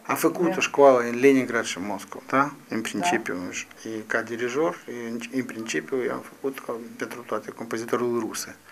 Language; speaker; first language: Romanian; non-native, local second language; Russian